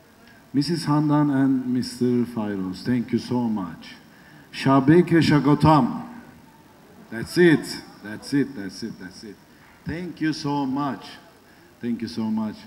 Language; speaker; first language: English; non-native, learner; Turkish